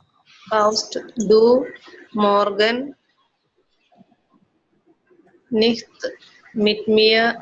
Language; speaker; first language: German; non-native, learner; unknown